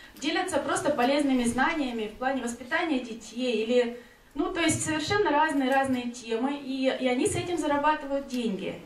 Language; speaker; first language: Russian; native; Russian